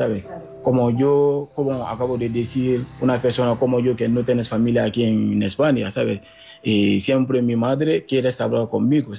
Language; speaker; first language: Spanish; non-native, learner; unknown